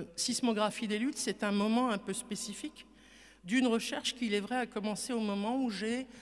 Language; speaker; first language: French; native; French